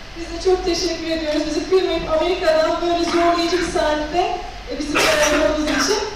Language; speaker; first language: Turkish; native; Turkish